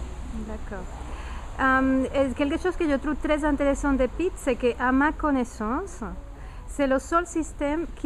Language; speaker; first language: French; non-native, fluent; Spanish